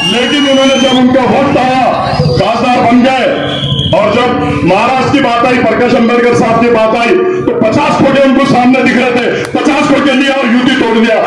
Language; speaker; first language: Hindi; non-native, local second language; Urdu